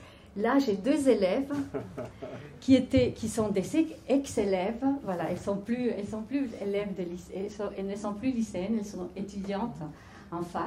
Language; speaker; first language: French; non-native, fluent; Spanish